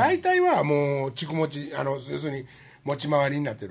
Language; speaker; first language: Japanese; native; Japanese